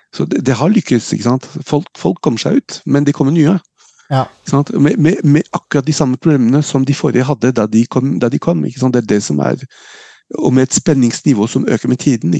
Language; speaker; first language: Norwegian; non-native, fluent; French